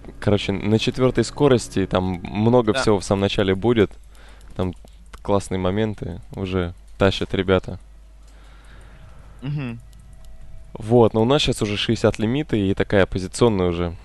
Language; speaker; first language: Russian; native; Russian